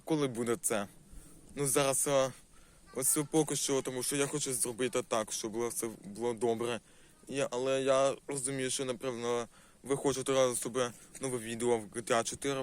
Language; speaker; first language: Ukrainian; non-native, local second language; Russian